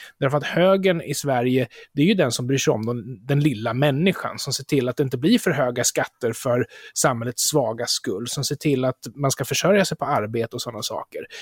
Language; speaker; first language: Swedish; native; Swedish